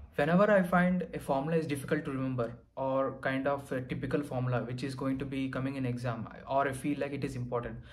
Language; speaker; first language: English; non-native, local second language; Telugu